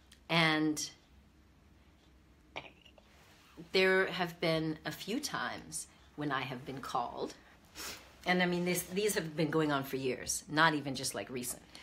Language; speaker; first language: English; native; English